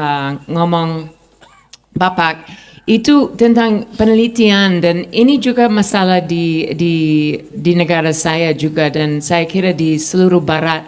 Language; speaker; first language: Indonesian; non-native, fluent; English